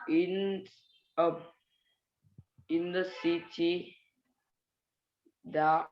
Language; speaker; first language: English; non-native, learner; Vietnamese